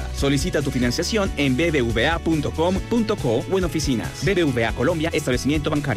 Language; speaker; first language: Spanish; native; Spanish